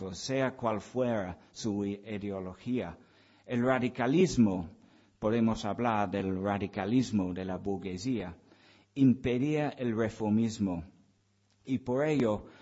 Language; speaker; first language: Spanish; non-native, fluent; English